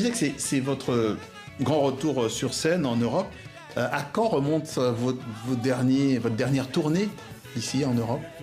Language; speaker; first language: French; native; French